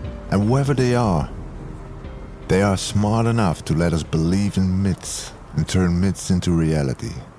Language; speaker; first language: English; non-native, fluent; Dutch